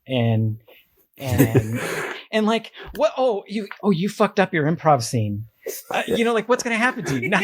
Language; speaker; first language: English; native; English